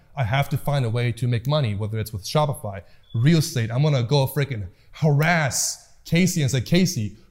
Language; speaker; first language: English; early bilingual, other home language; Persian